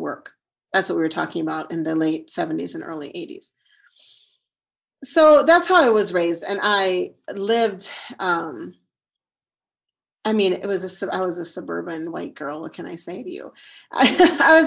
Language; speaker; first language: English; native; English